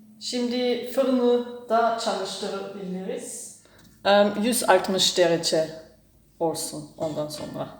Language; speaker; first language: Turkish; non-native, learner; German